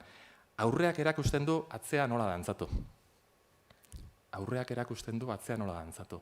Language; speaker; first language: Basque; native; Basque